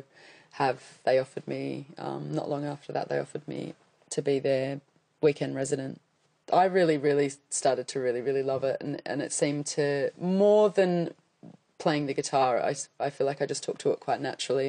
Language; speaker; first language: English; native; English